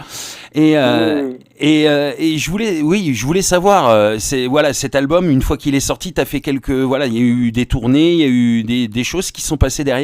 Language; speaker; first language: French; native; French